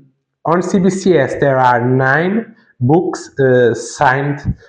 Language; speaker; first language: English; non-native, fluent; Portuguese